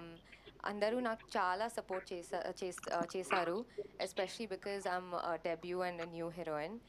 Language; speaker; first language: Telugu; non-native, learner; Kannada